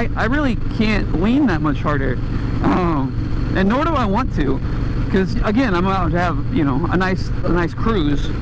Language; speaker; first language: English; native; English